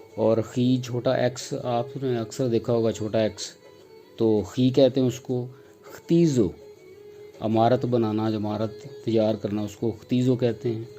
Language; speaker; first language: Urdu; non-native, local second language; Punjabi